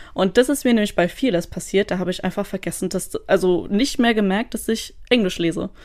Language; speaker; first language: German; native; German